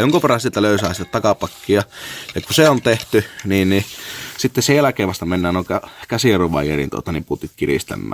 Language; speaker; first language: Finnish; native; Finnish